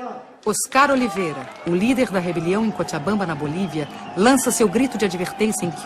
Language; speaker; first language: Portuguese; native; Portuguese